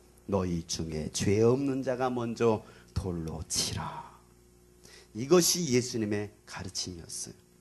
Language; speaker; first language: Korean; native; Korean